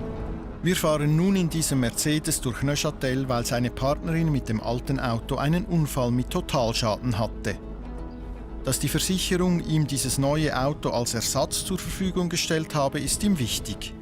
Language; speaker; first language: German; native; German